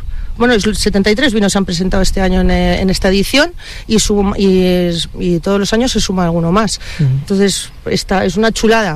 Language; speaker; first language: Spanish; native; Spanish